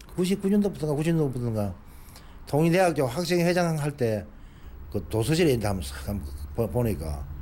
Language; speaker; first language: Korean; native; Korean